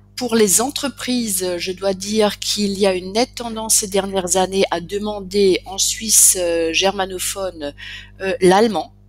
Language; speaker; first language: French; native; French